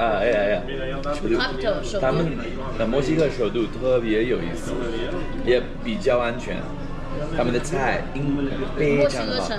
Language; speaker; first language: Chinese; non-native, fluent; English